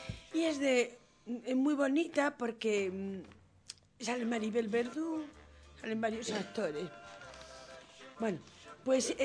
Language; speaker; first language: Spanish; native; Spanish